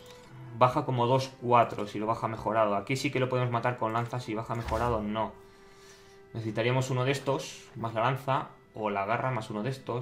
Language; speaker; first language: Spanish; native; Spanish